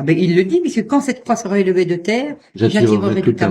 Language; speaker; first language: French; native; French